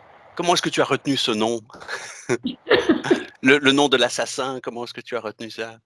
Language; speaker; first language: French; native; French